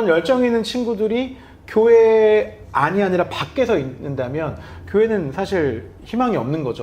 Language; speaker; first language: Korean; native; Korean